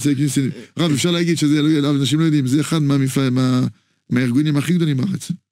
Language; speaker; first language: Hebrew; non-native, fluent; French